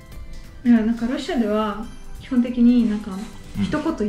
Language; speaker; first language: Japanese; non-native, fluent; Russian